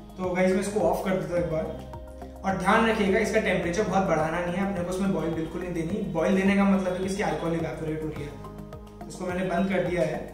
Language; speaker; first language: Hindi; native; Hindi